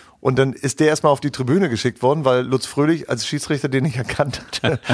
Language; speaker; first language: German; native; German